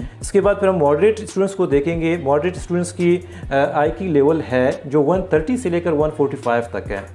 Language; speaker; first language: Urdu; non-native, local second language; Baluchi